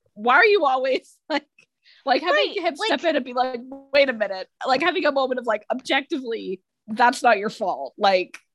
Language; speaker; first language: English; native; English